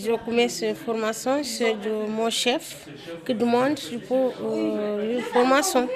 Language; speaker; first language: French; non-native, learner; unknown